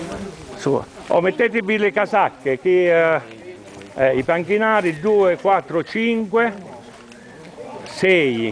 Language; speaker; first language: Italian; native; Italian